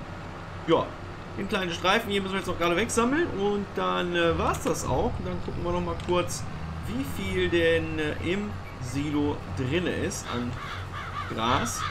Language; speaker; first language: German; native; German